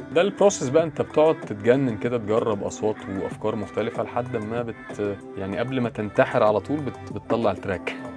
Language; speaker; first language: Arabic; native; Arabic